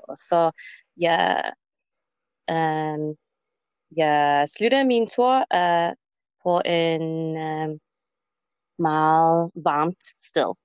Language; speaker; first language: Danish; non-native, learner; English